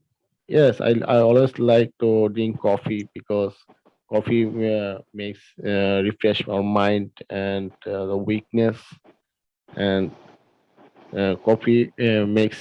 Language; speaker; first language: English; non-native, learner; Bangla